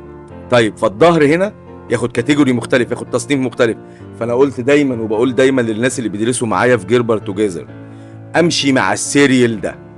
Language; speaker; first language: Arabic; native; Arabic